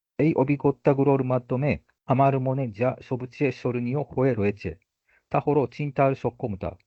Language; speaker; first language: Bangla; non-native, fluent; Japanese